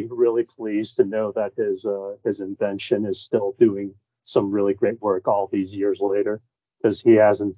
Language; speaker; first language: English; non-native, local second language; Cantonese